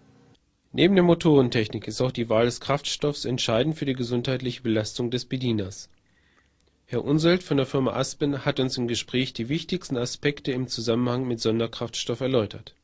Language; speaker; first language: German; native; German